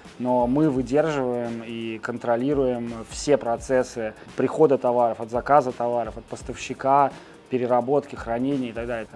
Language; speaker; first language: Russian; native; Russian